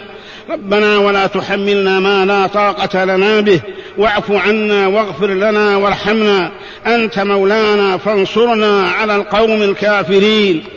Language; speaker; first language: Arabic; native; Arabic